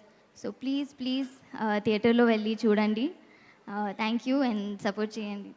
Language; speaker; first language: Telugu; non-native, learner; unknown